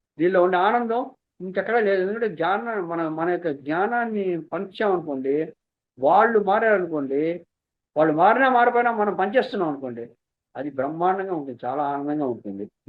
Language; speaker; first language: Telugu; native; Telugu